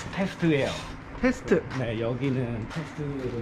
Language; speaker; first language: Korean; non-native, learner; Khmer